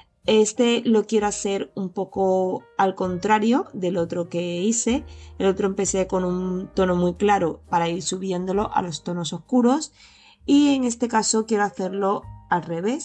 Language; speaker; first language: Spanish; native; Spanish